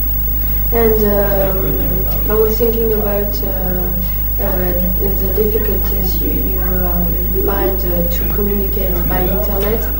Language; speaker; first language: English; non-native, learner; French